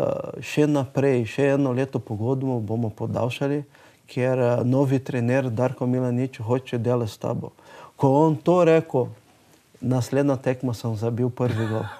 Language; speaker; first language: Slovenian; non-native, learner; Portuguese